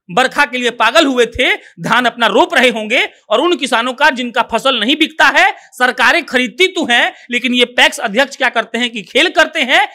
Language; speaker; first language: Hindi; native; Hindi